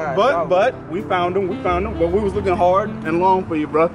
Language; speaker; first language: English; native; English